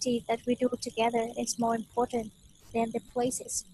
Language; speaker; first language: English; non-native, fluent; Vietnamese